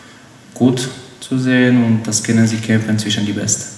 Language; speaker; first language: German; non-native, learner; Polish